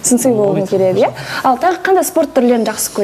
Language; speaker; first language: Kazakh; native; Kazakh